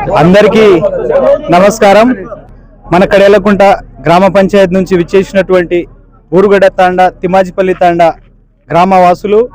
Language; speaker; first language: Telugu; native; Telugu